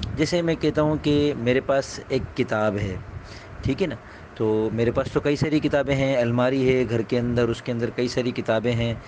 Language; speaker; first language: Urdu; native; Urdu